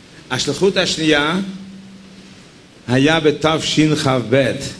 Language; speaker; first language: Hebrew; non-native, fluent; Yiddish